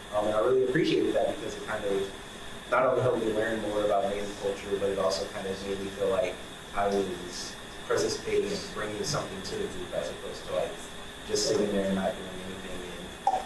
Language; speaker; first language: English; native; English